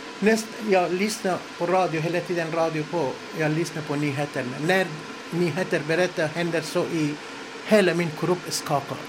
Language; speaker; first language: Swedish; non-native, fluent; Persian